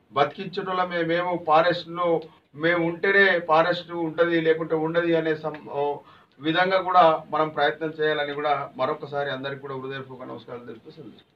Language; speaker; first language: Telugu; non-native, local second language; Gondi